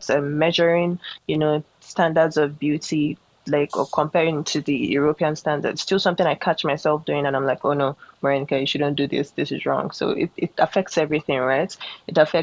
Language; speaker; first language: English; non-native, local second language; Yoruba